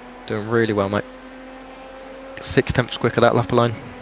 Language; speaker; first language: English; native; English